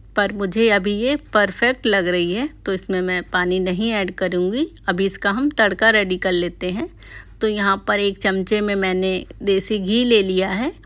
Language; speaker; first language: Hindi; native; Hindi